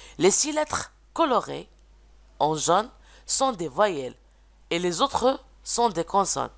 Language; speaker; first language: French; non-native, local second language; Arabic